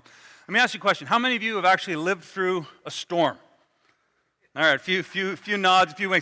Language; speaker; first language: English; native; English